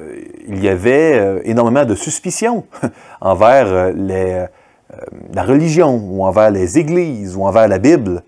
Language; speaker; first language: French; native; French